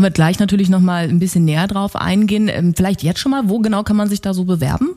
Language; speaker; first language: German; native; German